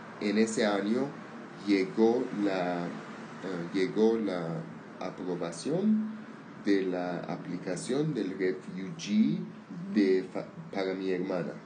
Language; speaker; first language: Spanish; non-native, learner; Armenian